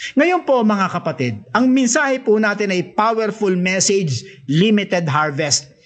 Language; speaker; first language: Filipino; non-native, local second language; Cebuano